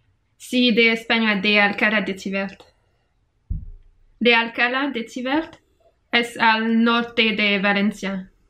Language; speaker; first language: Spanish; non-native, learner; French